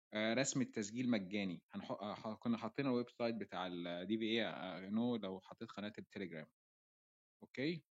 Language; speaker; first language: Arabic; native; Arabic